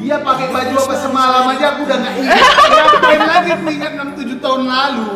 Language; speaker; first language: Indonesian; native; Indonesian